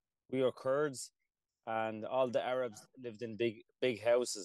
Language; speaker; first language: English; early bilingual, other home language; Kurdish